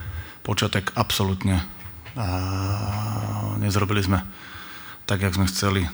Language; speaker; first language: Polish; non-native, learner; Slovak